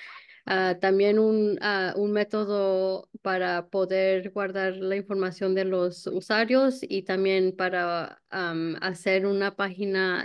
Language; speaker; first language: Spanish; early bilingual, heritage; Spanish